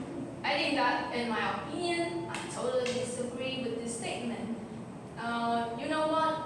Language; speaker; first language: English; non-native, learner; Vietnamese